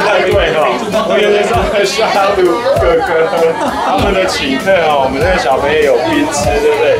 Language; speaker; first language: Chinese; native; Chinese